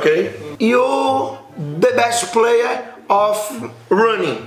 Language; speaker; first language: English; non-native, learner; Portuguese